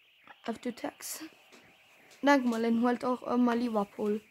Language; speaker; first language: German; non-native, learner; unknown